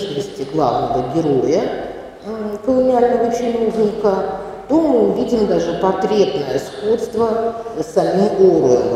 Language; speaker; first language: Russian; native; Russian